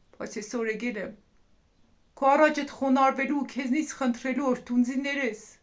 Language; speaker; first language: Armenian; native; Armenian